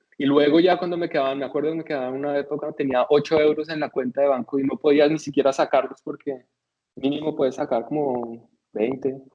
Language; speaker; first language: Spanish; native; Spanish